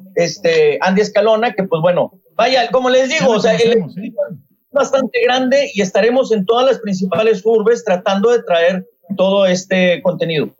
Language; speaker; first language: Spanish; native; Spanish